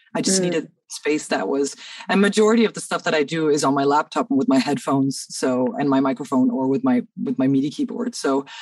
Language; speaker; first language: English; early bilingual, other home language; Danish